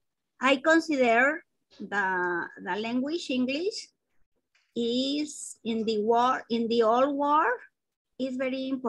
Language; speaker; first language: English; non-native, learner; Spanish